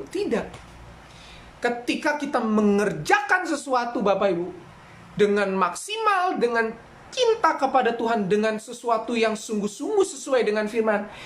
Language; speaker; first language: Indonesian; native; Indonesian